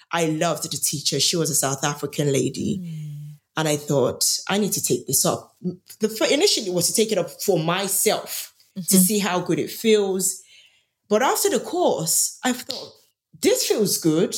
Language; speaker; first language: English; non-native, local second language; Yoruba